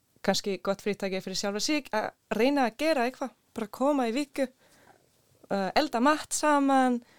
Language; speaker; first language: Icelandic; non-native, learner; Swedish